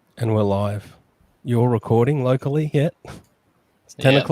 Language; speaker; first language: English; native; English